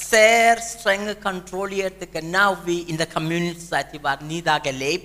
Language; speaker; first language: German; non-native, learner; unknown